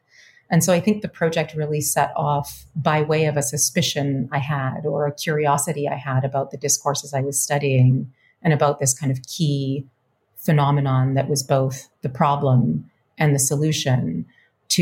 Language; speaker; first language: English; native; English